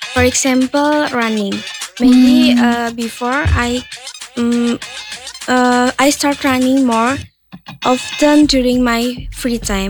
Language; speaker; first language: English; non-native, learner; Indonesian